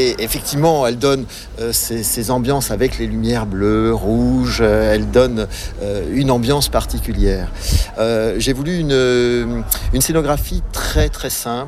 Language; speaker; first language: French; native; French